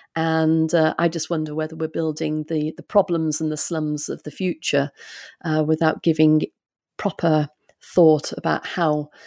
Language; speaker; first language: English; native; English